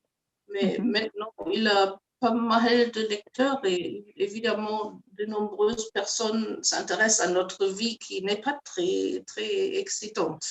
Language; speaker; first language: French; non-native, fluent; German